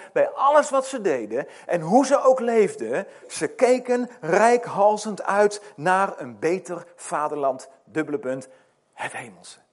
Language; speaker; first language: Dutch; native; Dutch